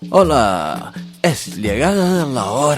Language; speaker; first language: Spanish; non-native, fluent; Portuguese